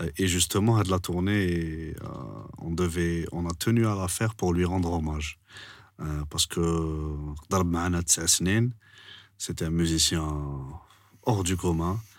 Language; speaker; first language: French; non-native, local second language; Arabic